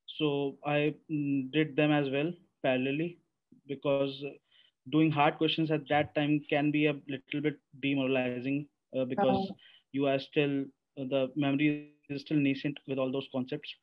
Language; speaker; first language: English; non-native, local second language; Hindi